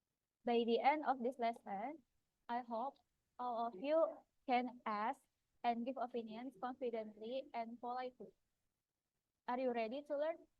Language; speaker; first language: English; non-native, fluent; Indonesian